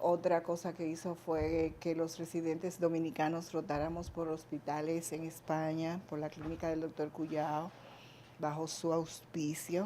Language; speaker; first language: Spanish; native; Spanish